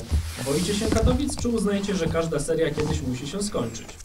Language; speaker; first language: Polish; native; Polish